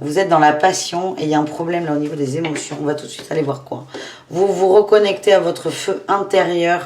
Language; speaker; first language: French; native; French